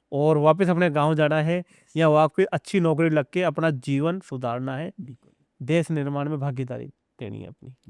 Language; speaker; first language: Hindi; native; Hindi